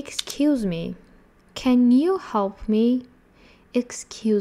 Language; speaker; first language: English; non-native, fluent; Georgian